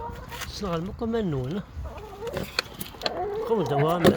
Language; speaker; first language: Arabic; native; Arabic